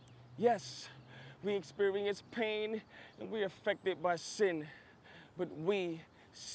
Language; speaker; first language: English; native; English